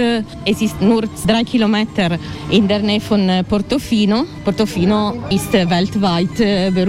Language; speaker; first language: German; non-native, learner; Italian